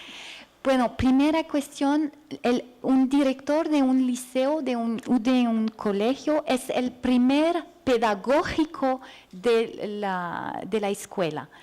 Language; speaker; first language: Spanish; non-native, fluent; French